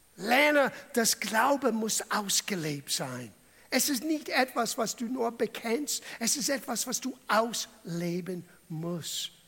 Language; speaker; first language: German; non-native, fluent; English